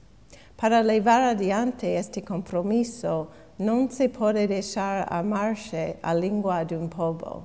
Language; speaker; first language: Galician; non-native, fluent; English